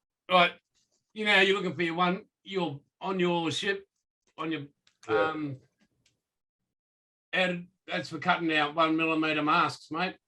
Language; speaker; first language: English; native; English